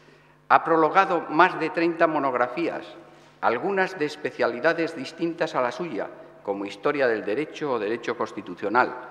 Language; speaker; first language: Spanish; native; Spanish